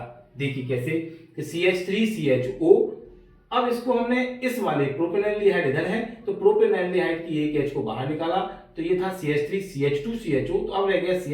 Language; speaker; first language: Hindi; native; Hindi